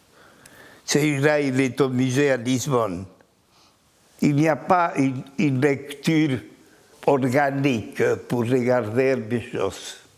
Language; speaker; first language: French; non-native, fluent; Spanish